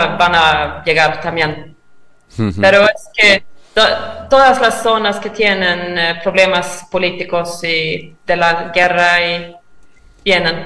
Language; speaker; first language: Spanish; non-native, fluent; Swedish